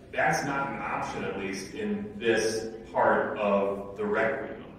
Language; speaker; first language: English; native; English